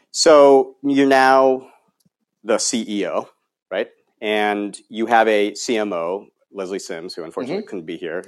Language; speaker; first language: English; native; English